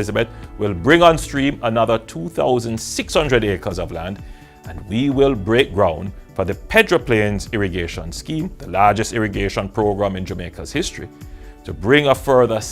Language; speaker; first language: English; native; English